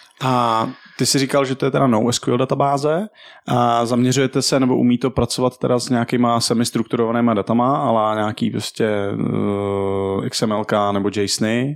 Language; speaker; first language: Czech; native; Czech